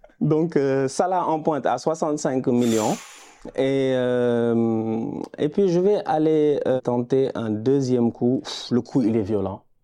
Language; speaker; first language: French; non-native, local second language; Wolof